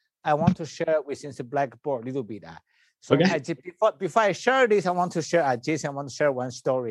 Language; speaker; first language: English; non-native, learner; Chinese